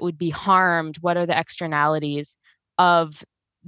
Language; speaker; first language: English; native; English